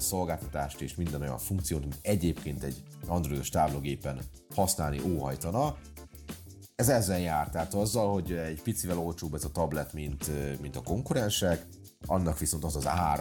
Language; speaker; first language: Hungarian; native; Hungarian